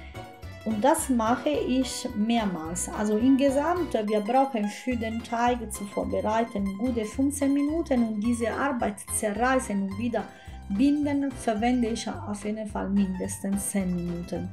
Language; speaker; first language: German; non-native, fluent; Italian